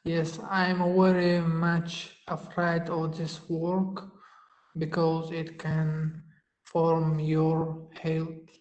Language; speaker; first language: English; non-native, learner; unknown